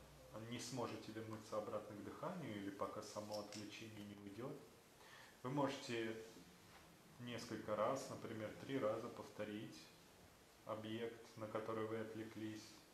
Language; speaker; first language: Russian; native; Russian